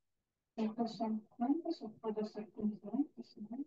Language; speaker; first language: Spanish; non-native, learner; Russian